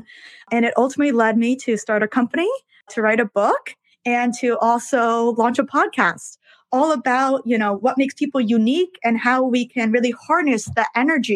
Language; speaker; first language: English; native; English